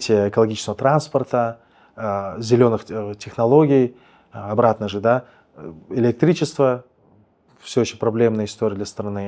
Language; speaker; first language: Russian; native; Russian